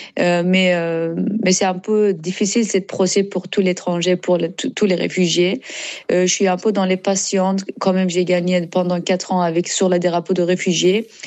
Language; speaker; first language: French; non-native, learner; Persian